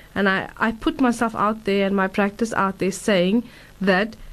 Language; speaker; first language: English; native; English